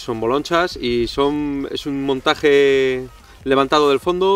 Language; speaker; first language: Spanish; native; Spanish